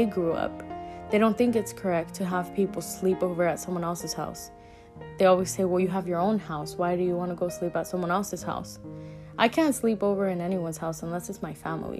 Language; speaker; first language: English; native; English